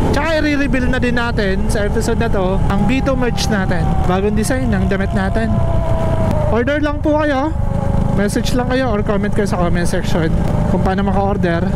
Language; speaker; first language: Filipino; non-native, local second language; Bikol